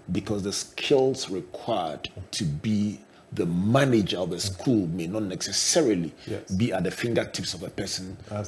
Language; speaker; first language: English; non-native, local second language; Akan